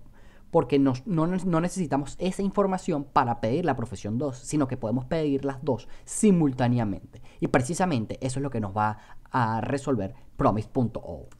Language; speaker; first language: Spanish; native; Spanish